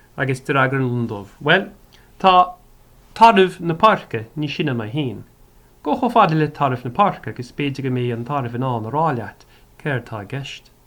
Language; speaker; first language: Irish; native; Irish